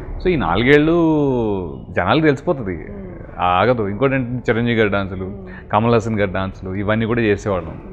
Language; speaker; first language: Telugu; native; Telugu